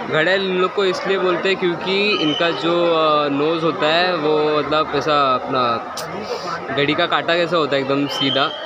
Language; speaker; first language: Hindi; non-native, local second language; Marathi